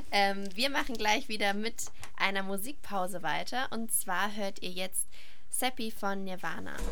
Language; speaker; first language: German; native; German